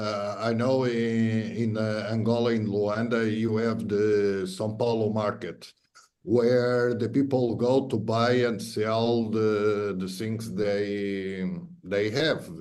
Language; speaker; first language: English; non-native, fluent; Portuguese